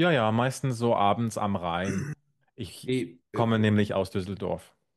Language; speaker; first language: German; non-native, fluent; Arabic